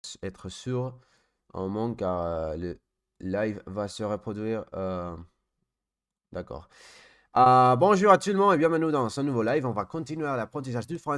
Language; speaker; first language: French; non-native, learner; Spanish